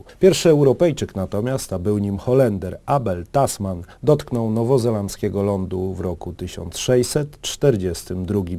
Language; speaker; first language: Polish; native; Polish